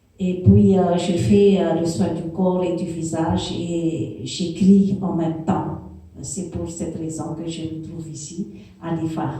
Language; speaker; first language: French; non-native, local second language; Malagasy